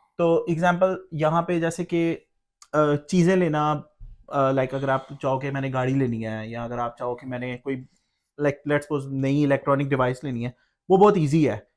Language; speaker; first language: Urdu; native; Urdu